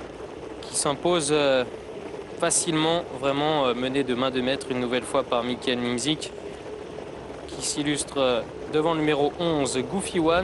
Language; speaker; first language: French; native; French